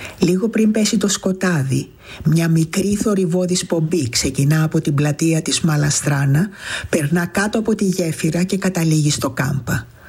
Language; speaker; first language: Greek; native; Greek